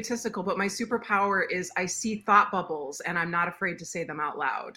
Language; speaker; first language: English; native; English